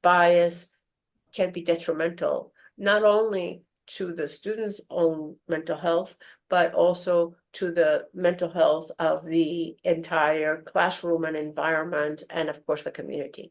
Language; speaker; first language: English; non-native, fluent; Greek